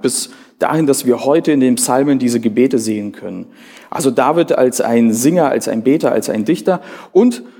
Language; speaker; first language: German; native; German